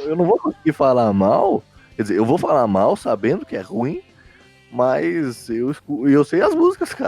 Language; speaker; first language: Portuguese; native; Portuguese